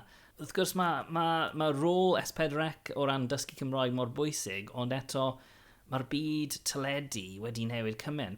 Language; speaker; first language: Welsh; non-native, local second language; English